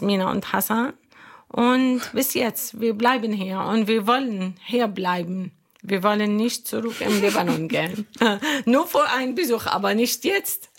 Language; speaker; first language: German; non-native, learner; Arabic